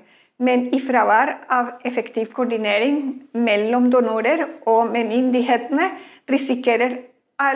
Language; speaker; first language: Norwegian; non-native, fluent; Spanish